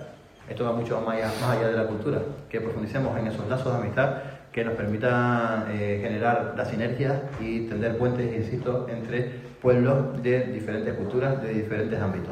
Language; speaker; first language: Spanish; native; Spanish